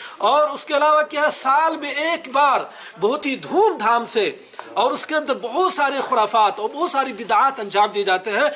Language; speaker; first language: Urdu; native; Urdu